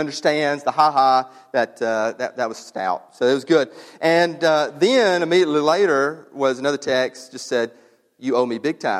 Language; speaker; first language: English; native; English